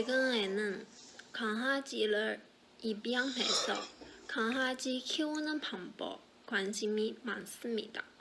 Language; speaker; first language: Korean; non-native, learner; Chinese